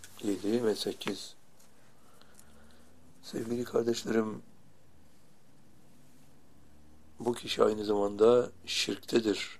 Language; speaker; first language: Turkish; native; Turkish